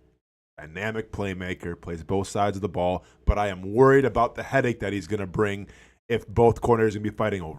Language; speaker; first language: English; native; English